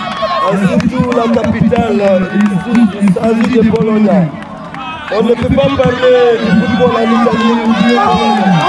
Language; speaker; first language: French; non-native, local second language; Fula